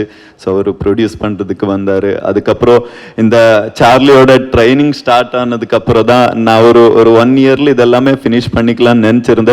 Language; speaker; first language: Tamil; non-native, learner; Kannada